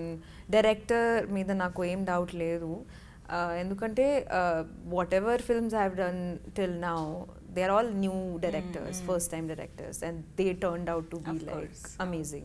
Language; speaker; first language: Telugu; non-native, learner; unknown